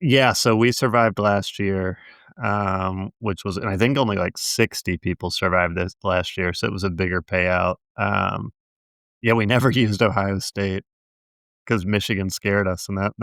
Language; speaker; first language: English; native; English